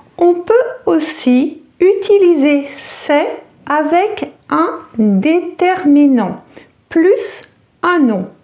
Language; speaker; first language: French; native; French